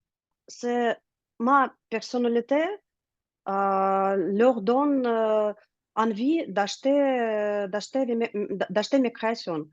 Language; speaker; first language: French; non-native, learner; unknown